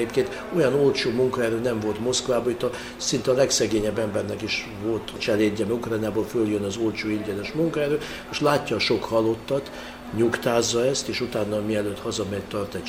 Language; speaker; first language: Hungarian; native; Hungarian